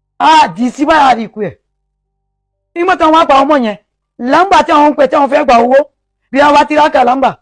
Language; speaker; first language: Yoruba; non-native, local second language; Fula